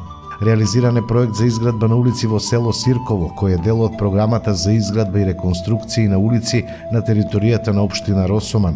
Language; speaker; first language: Macedonian; native; Macedonian